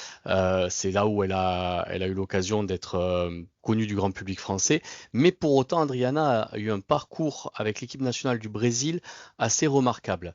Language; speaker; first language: French; native; French